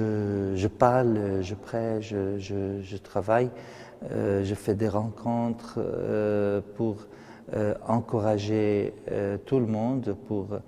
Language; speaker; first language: French; non-native, fluent; Arabic